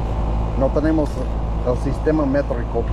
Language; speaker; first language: Spanish; non-native, fluent; English